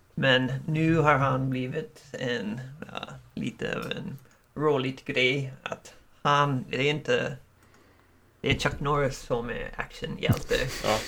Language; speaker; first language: Swedish; non-native, learner; English